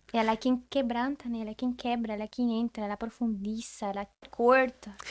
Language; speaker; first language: Portuguese; non-native, fluent; Spanish